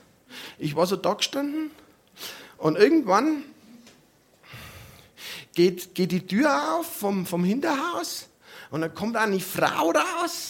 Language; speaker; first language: German; native; German